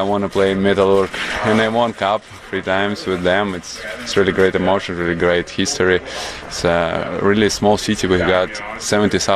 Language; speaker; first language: English; non-native, learner; Russian